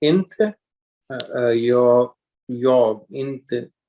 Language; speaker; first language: Swedish; non-native, learner; English